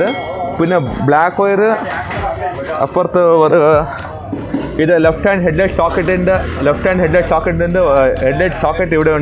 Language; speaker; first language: Malayalam; non-native, fluent; Tamil